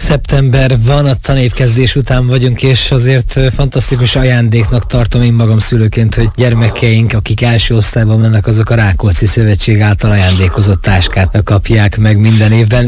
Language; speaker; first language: Hungarian; native; Hungarian